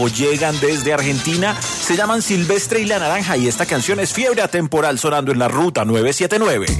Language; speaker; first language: Spanish; native; Spanish